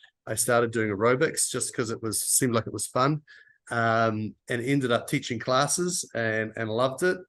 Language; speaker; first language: English; native; English